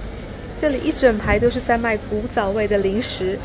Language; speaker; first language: Chinese; native; Chinese